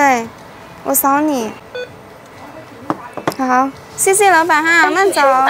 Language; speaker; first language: Chinese; non-native, fluent; Indonesian